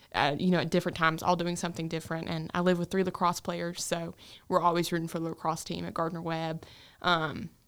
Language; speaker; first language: English; native; English